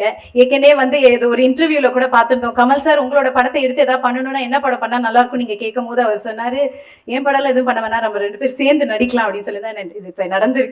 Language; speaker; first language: Tamil; native; Tamil